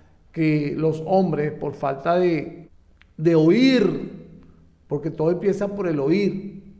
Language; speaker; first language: Spanish; native; Spanish